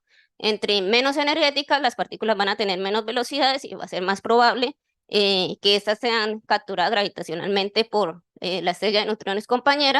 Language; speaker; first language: Spanish; native; Spanish